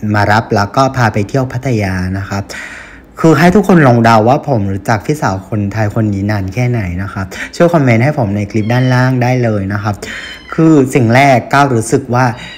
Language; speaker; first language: Thai; non-native, fluent; Vietnamese